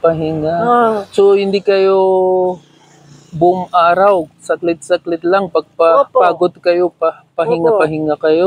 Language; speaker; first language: Filipino; non-native, learner; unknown